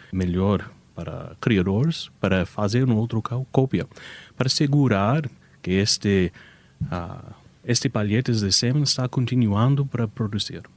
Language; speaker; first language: Portuguese; non-native, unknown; English